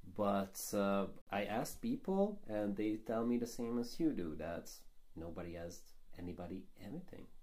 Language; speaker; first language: English; non-native, fluent; Hungarian